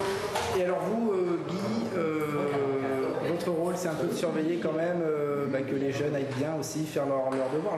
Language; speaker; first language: French; native; French